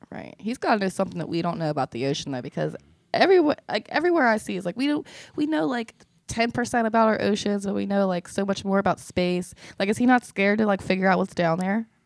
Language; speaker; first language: English; native; English